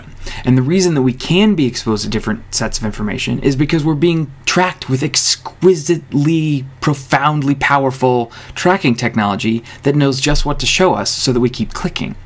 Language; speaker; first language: English; native; English